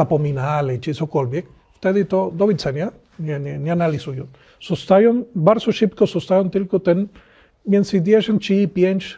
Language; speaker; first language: Polish; non-native, learner; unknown